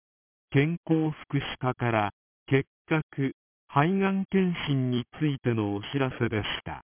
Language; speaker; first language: Japanese; native; Japanese